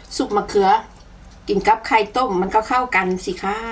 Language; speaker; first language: Thai; non-native, local second language; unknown